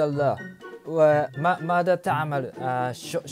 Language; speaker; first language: Arabic; non-native, learner; Japanese